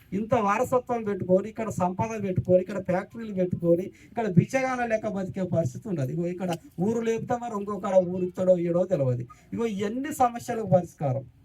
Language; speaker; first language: Telugu; non-native, local second language; Koya